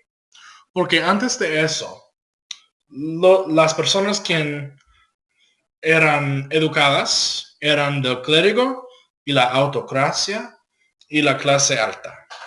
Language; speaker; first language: Spanish; non-native, learner; English